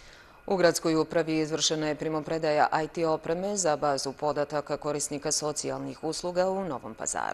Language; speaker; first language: Serbian; native; Serbian